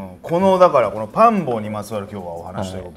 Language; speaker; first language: Japanese; native; Japanese